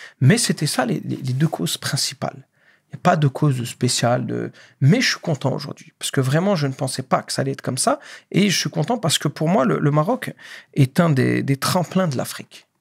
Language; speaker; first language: French; native; French